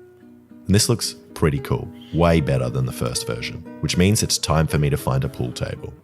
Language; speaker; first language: English; native; English